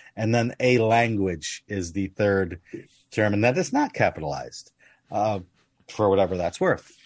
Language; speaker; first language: English; native; English